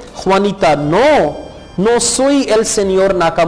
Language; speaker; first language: Spanish; non-native, fluent; Urdu